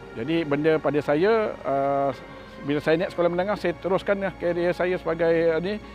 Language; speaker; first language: Malay; native; Malay